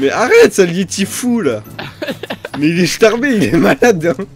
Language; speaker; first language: French; native; French